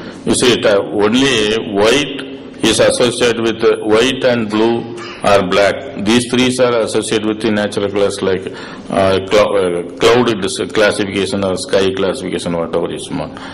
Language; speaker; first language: English; non-native, local second language; Tamil